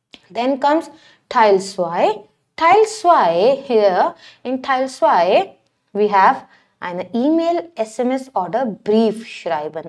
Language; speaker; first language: German; non-native, fluent; Hindi